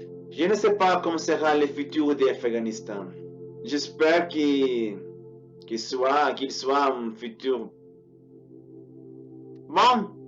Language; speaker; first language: French; non-native, learner; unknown